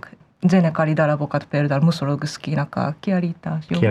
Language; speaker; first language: Hungarian; non-native, fluent; Japanese